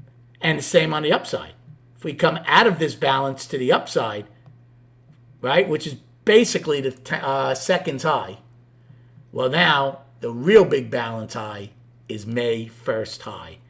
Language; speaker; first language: English; native; English